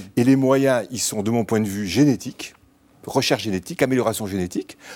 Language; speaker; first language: French; native; French